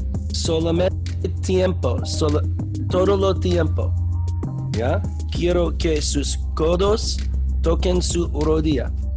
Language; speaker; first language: Spanish; non-native, learner; English